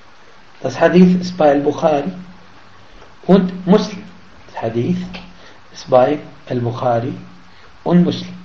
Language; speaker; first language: German; non-native, fluent; Arabic